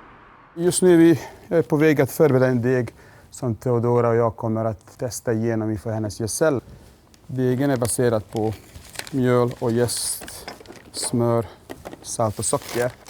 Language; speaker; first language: Swedish; non-native, fluent; Bosnian